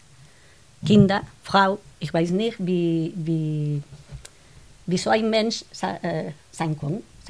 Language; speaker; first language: German; non-native, learner; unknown